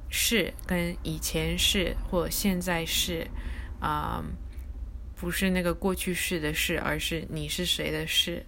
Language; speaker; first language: Chinese; early bilingual, heritage; Chinese